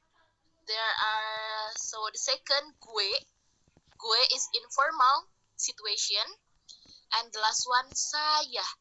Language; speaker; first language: English; non-native, fluent; Indonesian